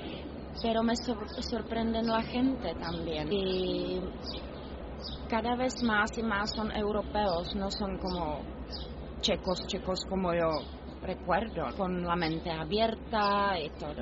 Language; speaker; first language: Spanish; non-native, learner; Czech